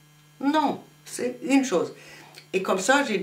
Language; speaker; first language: French; non-native, fluent; German